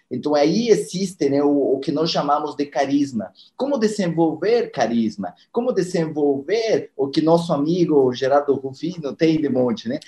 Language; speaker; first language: Portuguese; non-native, fluent; Spanish